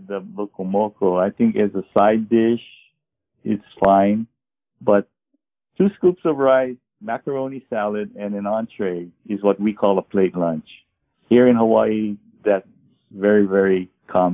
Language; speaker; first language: English; native; English